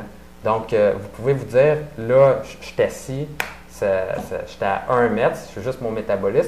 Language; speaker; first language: French; native; French